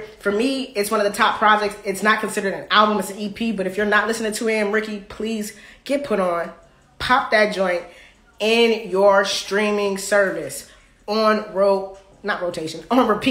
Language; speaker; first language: English; native; English